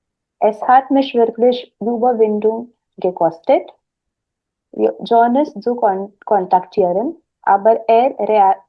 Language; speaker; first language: German; non-native, learner; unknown